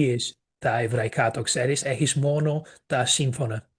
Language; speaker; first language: Greek; non-native, fluent; Portuguese